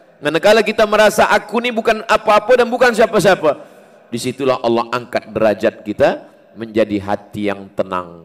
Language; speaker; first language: Malay; native; Malay